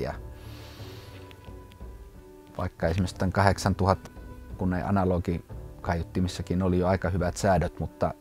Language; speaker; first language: Finnish; native; Finnish